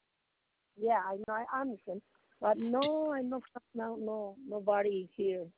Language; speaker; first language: English; non-native, learner; Spanish